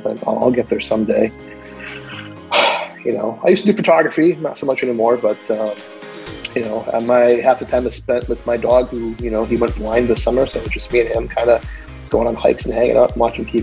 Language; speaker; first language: English; native; English